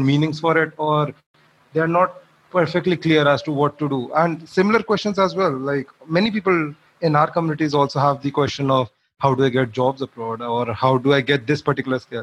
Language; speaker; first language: English; non-native, local second language; Hindi